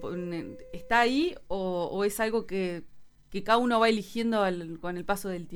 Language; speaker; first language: Spanish; native; Spanish